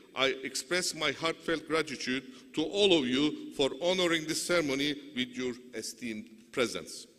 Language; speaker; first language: English; non-native, fluent; Turkish